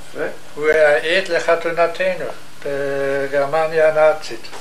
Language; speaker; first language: Hebrew; non-native, fluent; German